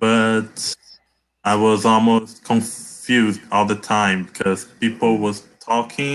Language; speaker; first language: English; non-native, learner; Portuguese